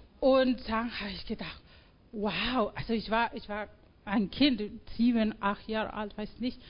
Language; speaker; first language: German; non-native, fluent; Spanish